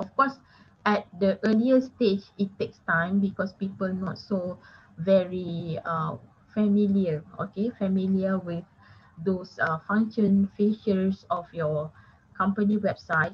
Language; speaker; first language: English; non-native, local second language; Malay